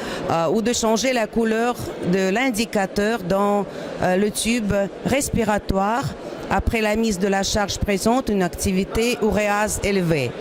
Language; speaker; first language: French; non-native, fluent; Russian